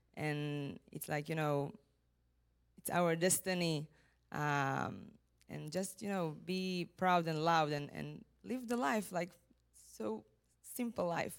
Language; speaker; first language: English; non-native, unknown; Hebrew